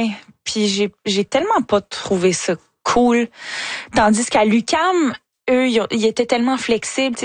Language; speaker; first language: French; native; French